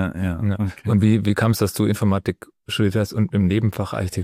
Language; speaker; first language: German; native; German